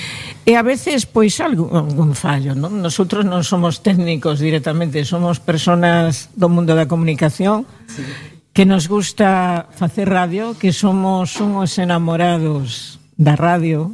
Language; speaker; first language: Galician; native; Galician